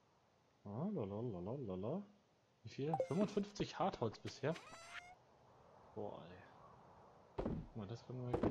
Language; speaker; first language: German; native; German